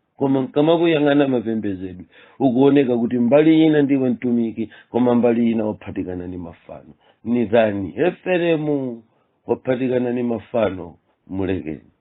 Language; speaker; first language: Nyanja; native; Nyanja